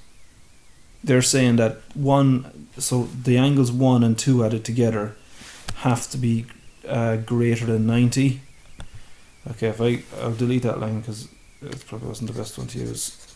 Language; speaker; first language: English; native; English